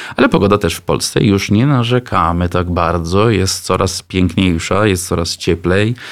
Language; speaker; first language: Polish; non-native, fluent; Italian